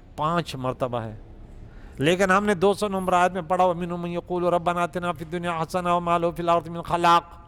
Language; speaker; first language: Urdu; non-native, local second language; Pashto